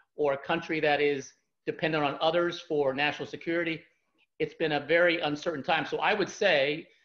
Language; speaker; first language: English; native; English